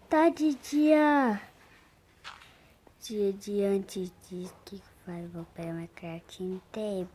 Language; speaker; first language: Portuguese; native; Portuguese